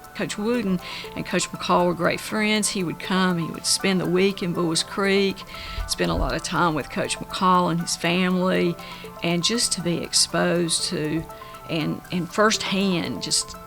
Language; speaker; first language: English; native; English